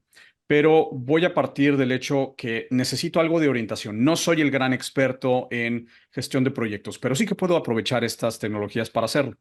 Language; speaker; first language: Spanish; native; Spanish